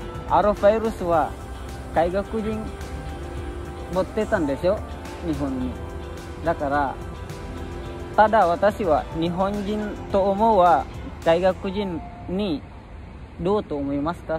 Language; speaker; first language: Japanese; non-native, learner; Indonesian